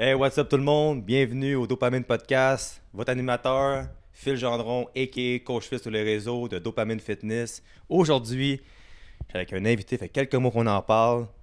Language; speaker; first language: French; native; French